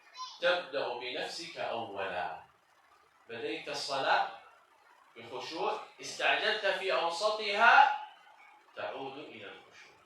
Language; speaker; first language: Arabic; native; Arabic